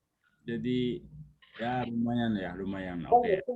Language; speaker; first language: Indonesian; non-native, fluent; Japanese